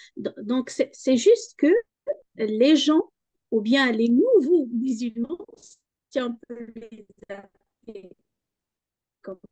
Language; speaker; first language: French; non-native, local second language; Arabic